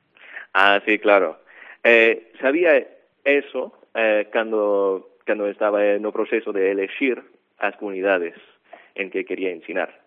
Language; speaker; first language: Galician; non-native, fluent; English